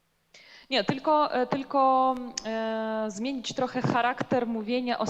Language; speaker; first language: Polish; non-native, learner; Ukrainian